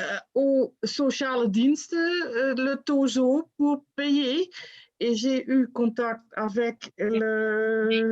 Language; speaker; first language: French; non-native, fluent; Dutch